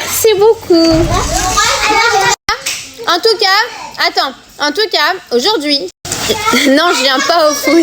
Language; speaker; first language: French; native; French